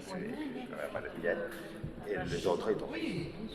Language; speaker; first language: French; non-native, local second language; Catalan